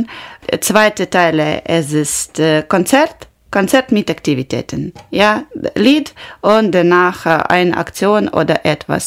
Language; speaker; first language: German; non-native, learner; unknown